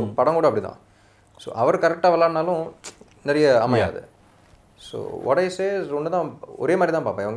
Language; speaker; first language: Tamil; non-native, local second language; Telugu